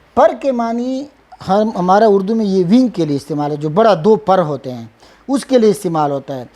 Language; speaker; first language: Urdu; non-native, local second language; Pashto